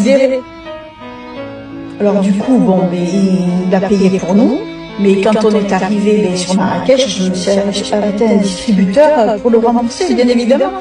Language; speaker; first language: French; native; French